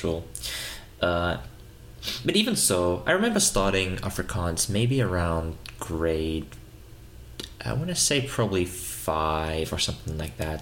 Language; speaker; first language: English; native; English